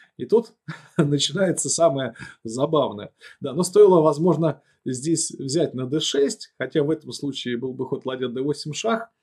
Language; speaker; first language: Russian; native; Russian